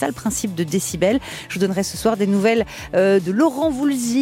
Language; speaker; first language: French; native; French